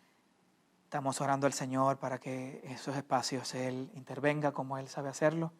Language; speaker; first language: Spanish; native; Spanish